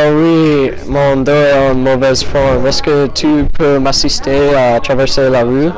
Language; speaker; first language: French; non-native, learner; English